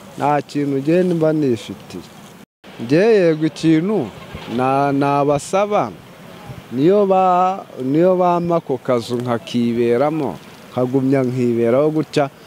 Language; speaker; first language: Kinyarwanda; native; Kinyarwanda